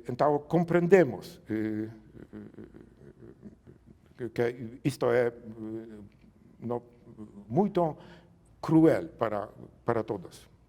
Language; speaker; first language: Portuguese; non-native, learner; Polish